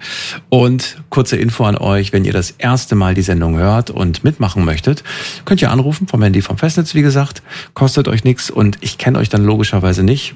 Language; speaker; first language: German; native; German